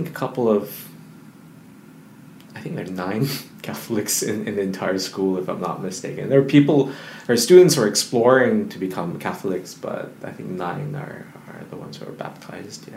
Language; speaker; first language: English; non-native, local second language; Filipino